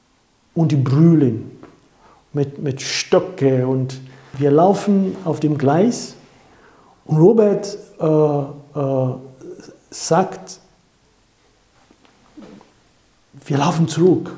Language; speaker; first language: German; non-native, fluent; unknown